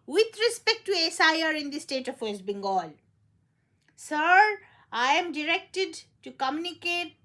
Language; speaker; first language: English; non-native, local second language; Bangla